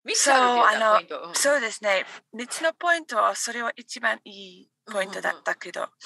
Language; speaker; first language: Japanese; non-native, learner; English